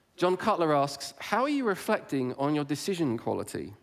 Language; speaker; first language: English; native; English